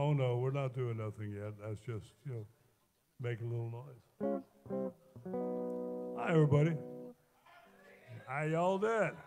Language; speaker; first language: English; native; English